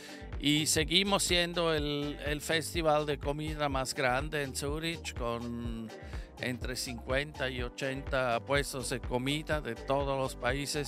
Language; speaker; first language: Spanish; non-native, fluent; German